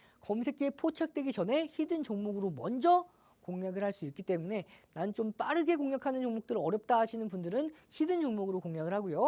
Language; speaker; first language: Korean; native; Korean